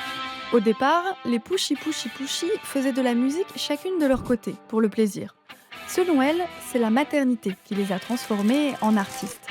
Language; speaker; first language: French; native; French